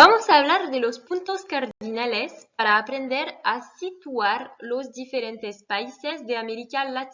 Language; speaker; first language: Spanish; non-native, fluent; French